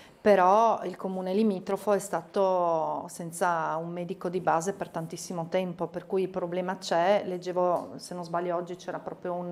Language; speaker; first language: Italian; native; Italian